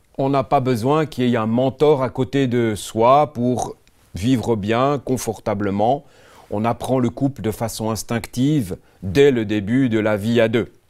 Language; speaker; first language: French; native; French